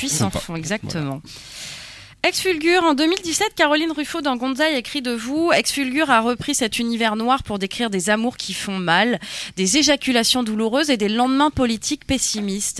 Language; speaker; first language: French; native; French